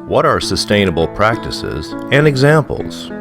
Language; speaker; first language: English; native; English